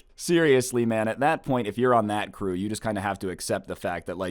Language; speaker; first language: English; native; English